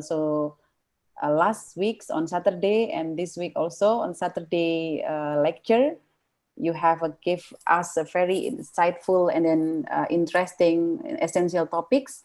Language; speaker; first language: English; non-native, fluent; Indonesian